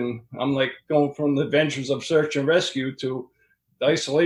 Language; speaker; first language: English; native; English